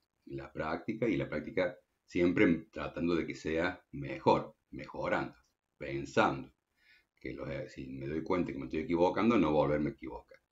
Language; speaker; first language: Spanish; native; Spanish